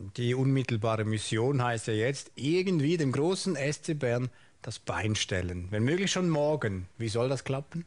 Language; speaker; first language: German; native; German